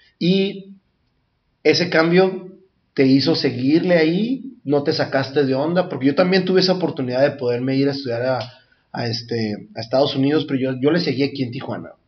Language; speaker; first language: Spanish; native; Spanish